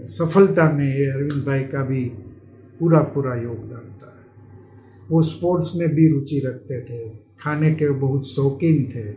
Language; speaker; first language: Hindi; non-native, local second language; Gujarati